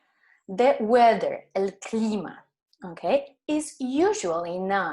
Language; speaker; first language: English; non-native, fluent; Spanish